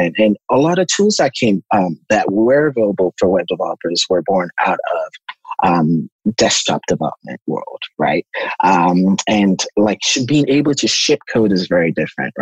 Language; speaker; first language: English; non-native, local second language; Yoruba